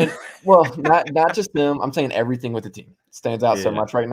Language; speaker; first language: English; native; English